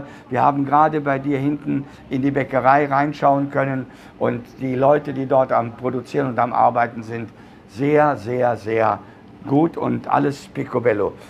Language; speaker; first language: German; native; German